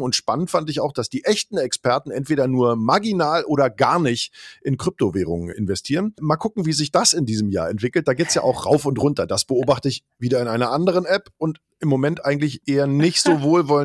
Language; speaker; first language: German; native; German